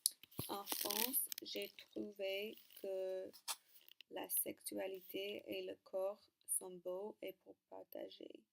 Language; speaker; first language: French; non-native, learner; English